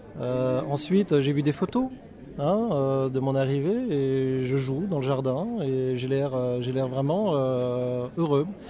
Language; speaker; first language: French; early bilingual, other home language; Korean